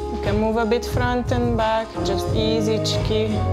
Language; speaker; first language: English; non-native, fluent; Hungarian